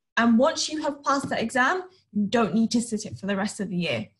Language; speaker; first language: English; native; English